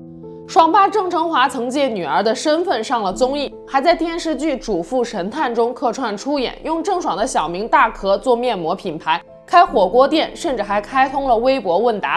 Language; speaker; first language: Chinese; native; Chinese